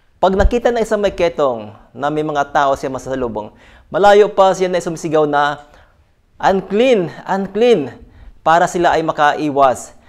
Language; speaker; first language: Filipino; native; Filipino